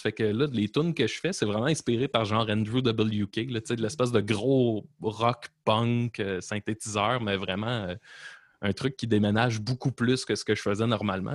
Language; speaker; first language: French; native; French